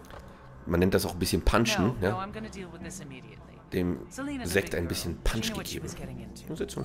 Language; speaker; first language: German; native; German